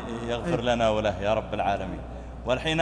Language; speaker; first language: Arabic; native; Arabic